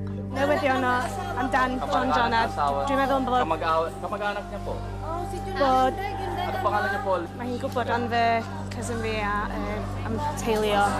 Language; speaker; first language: Welsh; non-native, local second language; English